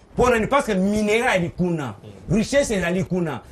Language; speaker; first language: French; non-native, local second language; Luba-Lulua